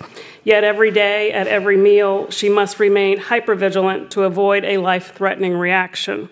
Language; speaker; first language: English; native; English